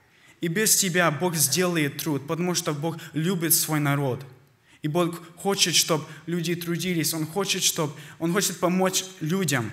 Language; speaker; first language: Russian; early bilingual, heritage; Russian